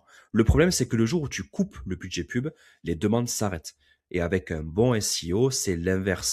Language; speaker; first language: French; native; French